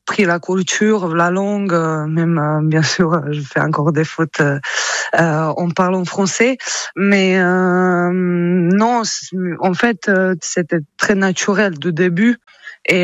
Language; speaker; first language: French; non-native, fluent; Croatian